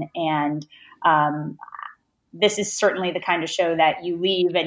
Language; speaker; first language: English; native; English